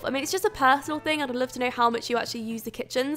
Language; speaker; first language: English; native; English